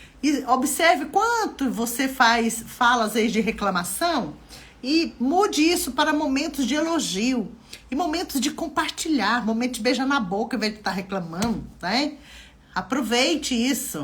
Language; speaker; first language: Portuguese; native; Portuguese